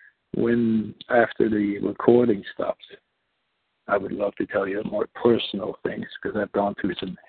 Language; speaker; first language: English; non-native, fluent; Dutch